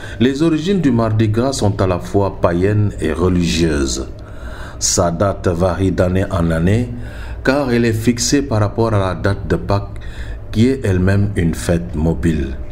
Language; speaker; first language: French; non-native, local second language; Wolof